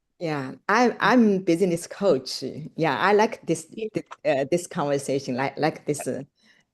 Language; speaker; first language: English; non-native, learner; Chinese